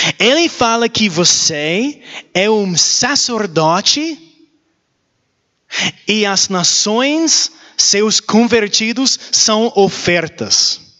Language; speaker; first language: Portuguese; non-native, learner; English